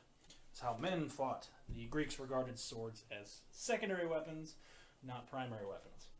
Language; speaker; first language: English; native; English